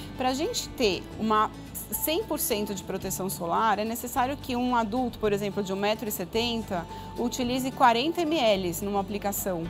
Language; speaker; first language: Portuguese; native; Portuguese